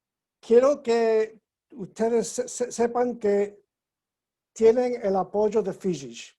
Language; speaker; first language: Spanish; non-native, fluent; English